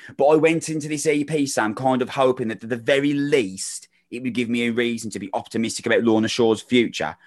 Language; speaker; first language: English; native; English